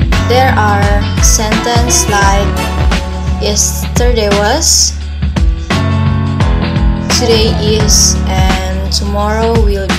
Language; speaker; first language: English; non-native, learner; Indonesian